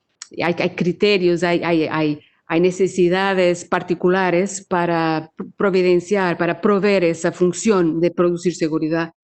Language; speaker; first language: Spanish; non-native, fluent; Portuguese